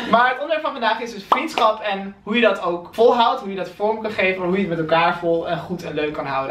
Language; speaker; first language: Dutch; native; Dutch